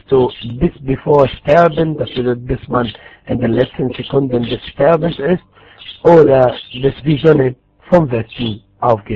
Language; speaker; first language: German; non-native, fluent; Arabic